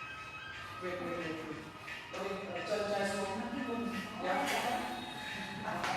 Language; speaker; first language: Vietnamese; non-native, learner; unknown